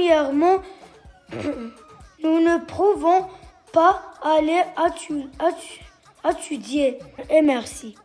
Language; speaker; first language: French; non-native, learner; Arabic